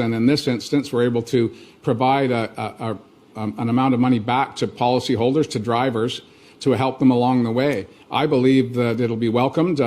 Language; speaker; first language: English; native; English